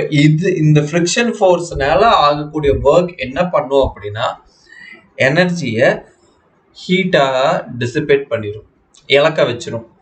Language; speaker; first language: Tamil; native; Tamil